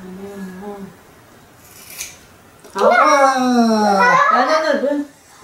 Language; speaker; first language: Chinese; native; Chinese